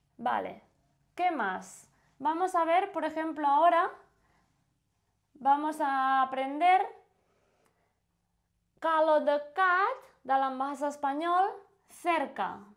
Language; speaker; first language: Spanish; non-native, fluent; Indonesian